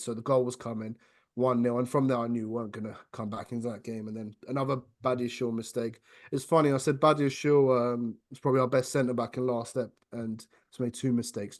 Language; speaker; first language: English; native; English